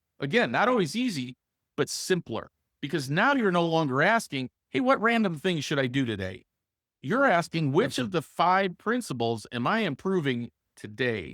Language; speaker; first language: English; native; English